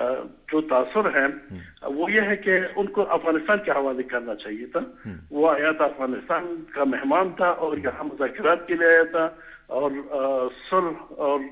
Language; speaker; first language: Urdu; non-native, fluent; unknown